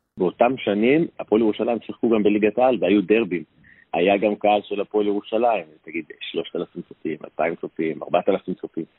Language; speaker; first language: Hebrew; native; Hebrew